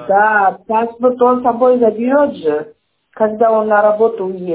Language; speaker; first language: Russian; non-native, learner; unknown